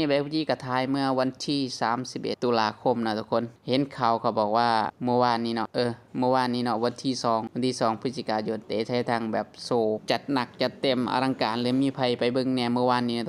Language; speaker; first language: Thai; non-native, local second language; Northeastern Thai